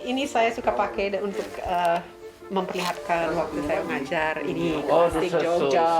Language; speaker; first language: Indonesian; non-native, fluent; English